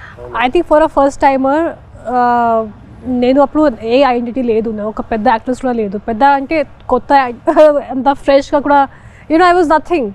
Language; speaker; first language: Telugu; non-native, local second language; Hindi